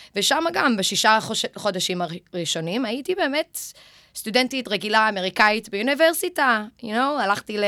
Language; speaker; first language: Hebrew; early bilingual, other home language; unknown